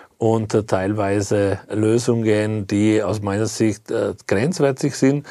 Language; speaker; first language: German; non-native, fluent; Italian